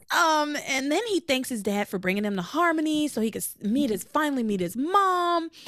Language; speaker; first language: English; native; English